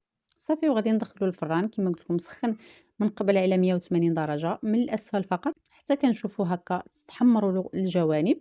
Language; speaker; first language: Arabic; native; Arabic